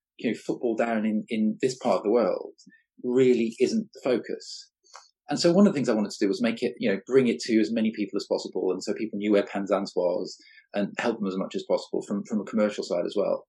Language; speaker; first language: English; native; English